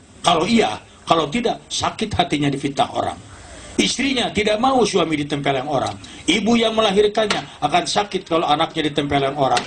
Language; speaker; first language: Indonesian; non-native, local second language; Sundanese